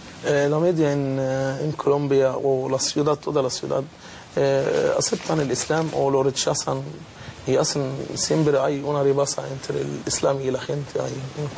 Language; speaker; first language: Spanish; non-native, learner; Arabic